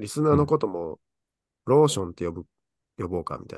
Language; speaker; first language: Japanese; native; Japanese